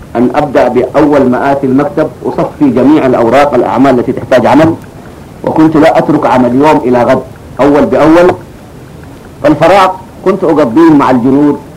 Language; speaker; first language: Arabic; native; Arabic